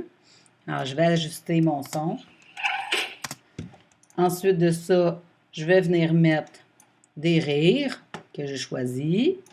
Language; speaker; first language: French; native; French